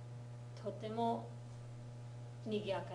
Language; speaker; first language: Japanese; non-native, fluent; English